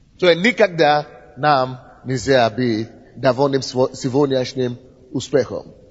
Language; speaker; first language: Russian; non-native, fluent; Yoruba